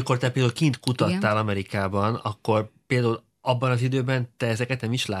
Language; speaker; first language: Hungarian; native; Hungarian